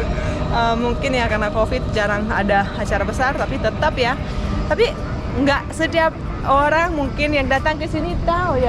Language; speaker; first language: Indonesian; non-native, fluent; Russian